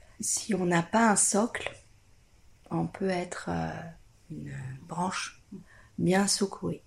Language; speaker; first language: French; non-native, fluent; Italian